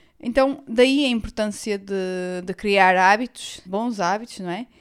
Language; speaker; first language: Portuguese; native; Portuguese